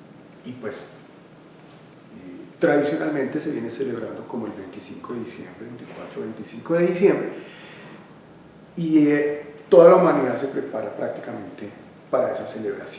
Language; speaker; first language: Spanish; native; Spanish